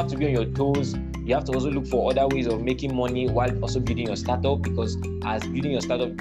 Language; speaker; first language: English; non-native, local second language; Igbo